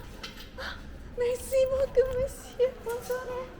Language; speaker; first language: French; non-native, learner; Japanese